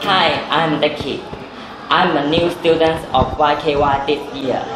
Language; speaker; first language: English; non-native, learner; Chinese